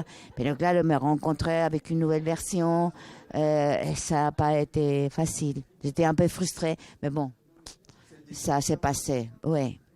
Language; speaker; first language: French; non-native, fluent; Spanish